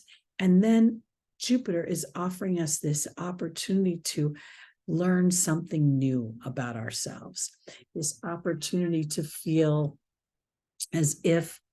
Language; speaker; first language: English; native; English